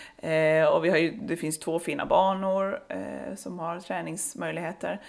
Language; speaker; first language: Swedish; native; Swedish